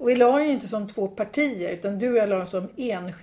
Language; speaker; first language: Swedish; native; Swedish